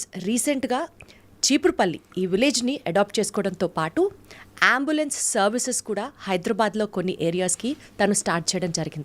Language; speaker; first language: Telugu; native; Telugu